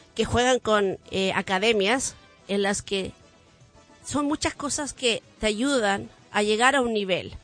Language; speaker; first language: Spanish; native; Spanish